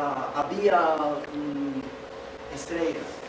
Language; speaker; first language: Spanish; non-native, fluent; English